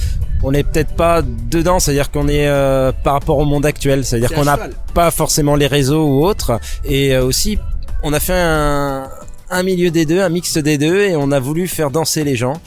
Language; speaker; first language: French; native; French